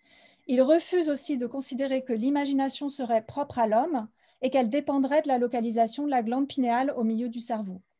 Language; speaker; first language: French; native; French